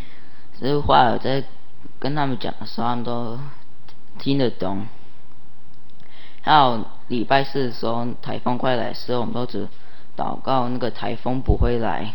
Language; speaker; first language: Chinese; early bilingual, heritage; Chinese